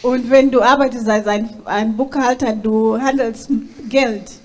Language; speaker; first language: German; non-native, learner; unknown